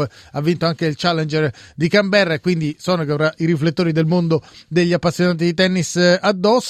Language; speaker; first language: Italian; native; Italian